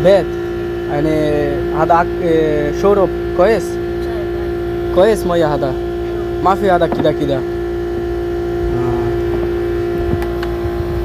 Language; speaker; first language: Arabic; non-native, learner; Bangla